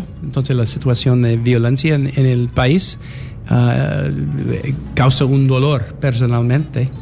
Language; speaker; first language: Spanish; non-native, learner; English